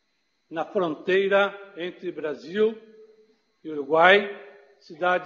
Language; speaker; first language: Portuguese; non-native, fluent; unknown